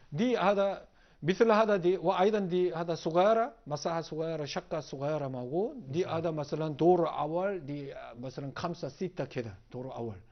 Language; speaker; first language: Egyptian Arabic; non-native, learner; Korean